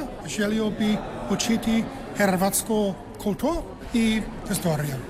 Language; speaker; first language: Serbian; non-native, learner; English